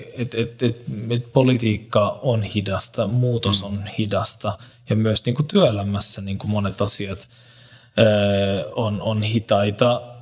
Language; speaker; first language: Finnish; non-native, fluent; Turkish